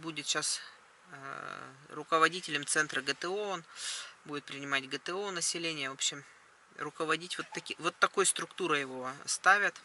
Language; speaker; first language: Russian; native; Russian